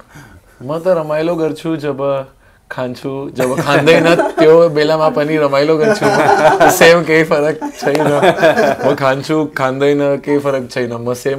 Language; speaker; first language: Nepali; non-native, learner; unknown